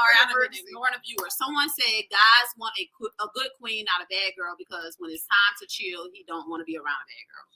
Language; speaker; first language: English; native; English